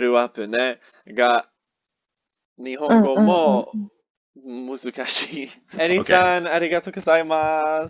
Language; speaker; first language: Japanese; non-native, learner; English